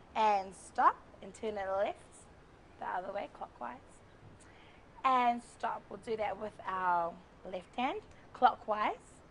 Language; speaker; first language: English; native; English